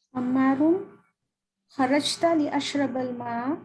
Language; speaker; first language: Arabic; non-native, learner; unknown